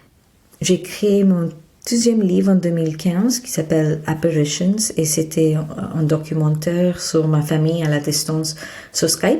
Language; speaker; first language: French; non-native, fluent; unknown